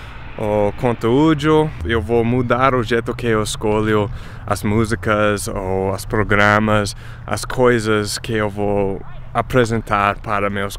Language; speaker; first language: Portuguese; non-native, fluent; English